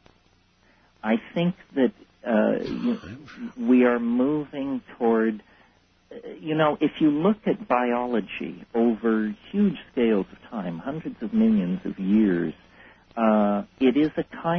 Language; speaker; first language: English; native; English